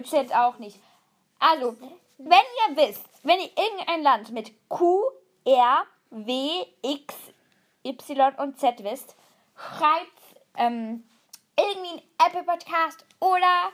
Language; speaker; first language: German; native; German